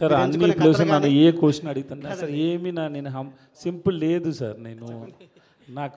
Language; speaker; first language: Telugu; non-native, learner; Tamil